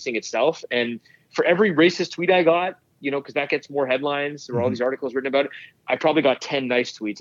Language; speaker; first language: English; native; English